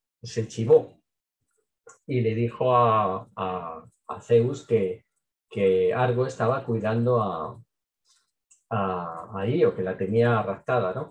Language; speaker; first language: Spanish; native; Spanish